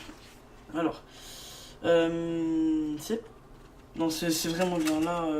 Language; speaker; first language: French; native; French